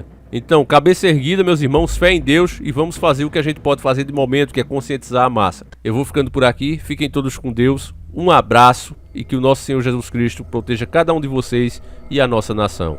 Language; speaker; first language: Portuguese; native; Portuguese